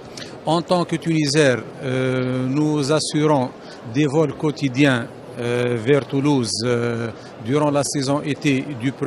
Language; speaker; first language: French; non-native, local second language; Arabic